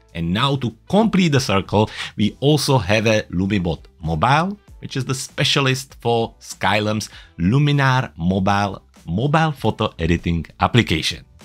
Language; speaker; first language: English; non-native, fluent; Czech